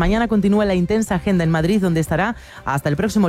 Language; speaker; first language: Spanish; native; Spanish